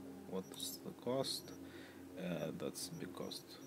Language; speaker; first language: English; non-native, fluent; Lithuanian